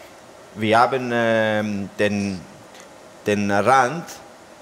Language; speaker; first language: German; non-native, learner; Italian